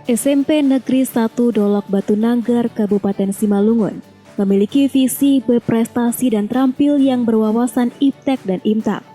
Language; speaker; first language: Indonesian; native; Indonesian